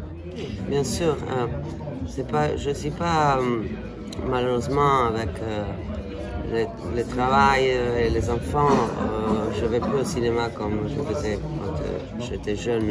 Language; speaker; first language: French; non-native, fluent; Italian